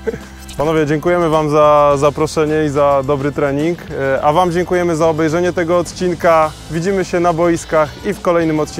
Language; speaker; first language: Polish; native; Polish